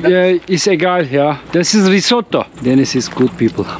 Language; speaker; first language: English; non-native, learner; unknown